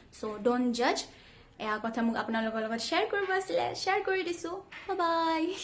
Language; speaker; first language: Assamese; non-native, local second language; Nepali